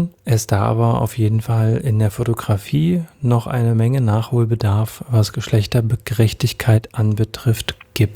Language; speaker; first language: German; native; German